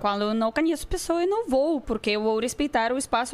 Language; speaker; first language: Portuguese; non-native, learner; Russian